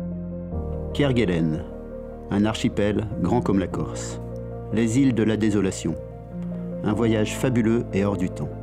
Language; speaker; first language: French; native; French